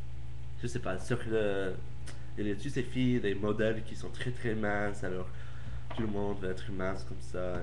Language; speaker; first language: French; non-native, learner; English